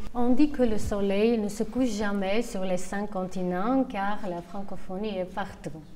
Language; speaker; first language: French; non-native, fluent; Armenian